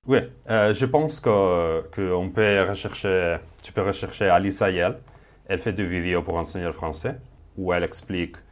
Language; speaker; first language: French; non-native, fluent; Spanish